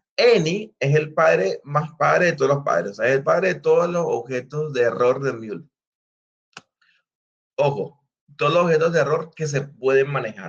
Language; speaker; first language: Spanish; native; Spanish